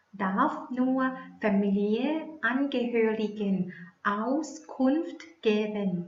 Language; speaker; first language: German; non-native, learner; Thai